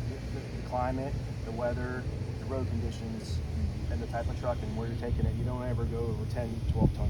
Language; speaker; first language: English; native; English